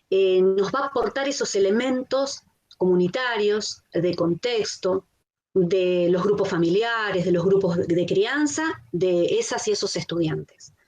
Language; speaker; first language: Spanish; native; Spanish